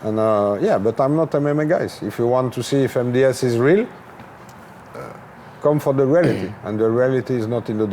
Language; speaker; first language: English; non-native, learner; French